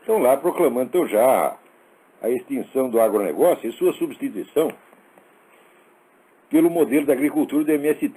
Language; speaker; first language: Portuguese; native; Portuguese